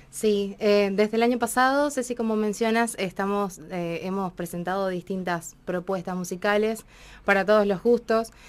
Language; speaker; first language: Spanish; native; Spanish